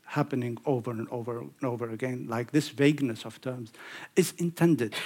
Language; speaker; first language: English; non-native, fluent; Arabic